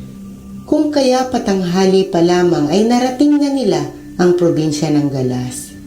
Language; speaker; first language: Filipino; native; Filipino